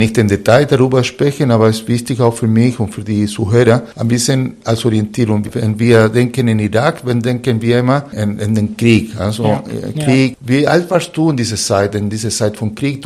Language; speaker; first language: German; non-native, fluent; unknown